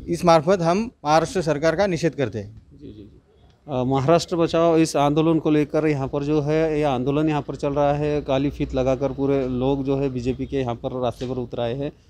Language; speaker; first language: Hindi; non-native, local second language; Marathi